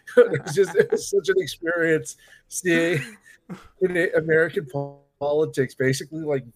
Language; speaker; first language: English; native; English